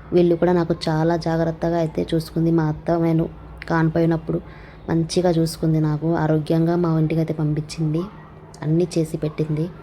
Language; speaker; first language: Telugu; non-native, local second language; Urdu